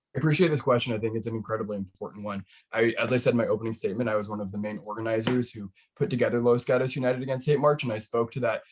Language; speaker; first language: English; native; English